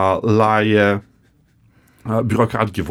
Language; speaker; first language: German; non-native, fluent; Russian